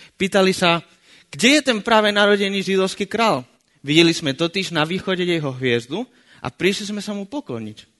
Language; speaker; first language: Slovak; non-native, fluent; Spanish